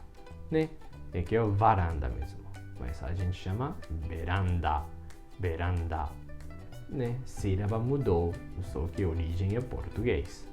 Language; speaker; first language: Portuguese; non-native, fluent; Japanese